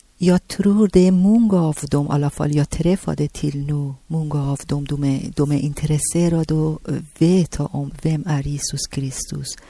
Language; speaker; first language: Swedish; non-native, learner; Persian